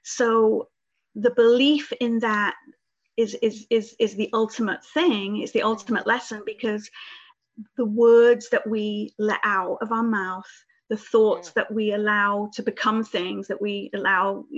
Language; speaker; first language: English; native; English